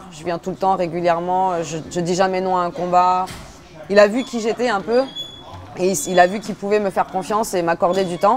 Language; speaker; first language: French; native; French